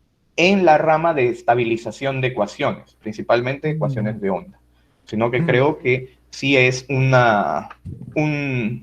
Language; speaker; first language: Spanish; native; Spanish